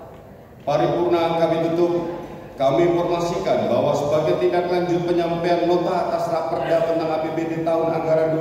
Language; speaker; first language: Indonesian; native; Indonesian